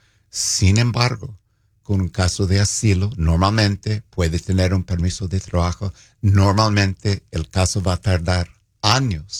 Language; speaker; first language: Spanish; non-native, fluent; English